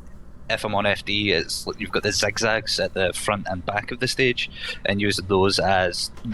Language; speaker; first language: English; native; English